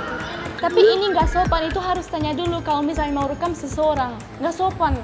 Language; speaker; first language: Indonesian; non-native, fluent; German